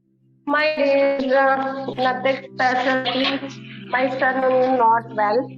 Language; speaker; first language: English; non-native, learner; Hindi